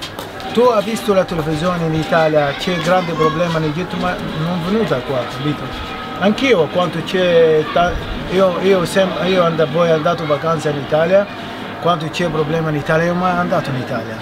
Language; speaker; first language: Italian; non-native, learner; Arabic